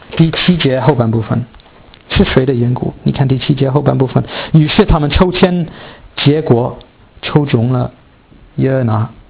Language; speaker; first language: Chinese; non-native, fluent; English